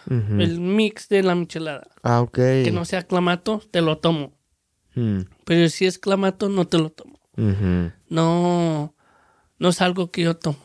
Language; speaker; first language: Spanish; early bilingual, heritage; Spanish